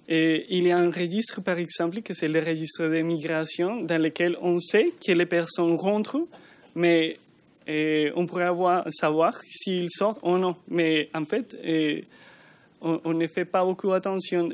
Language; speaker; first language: French; non-native, learner; Spanish